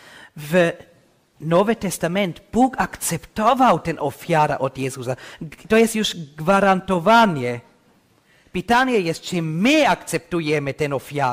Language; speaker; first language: Polish; non-native, learner; English